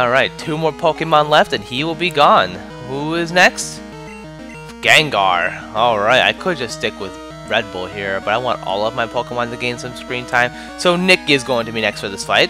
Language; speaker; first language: English; native; English